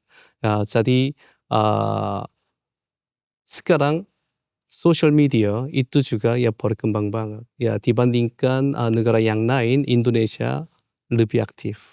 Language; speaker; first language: Indonesian; non-native, learner; Korean